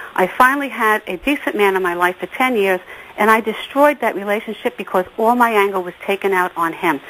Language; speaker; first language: English; native; English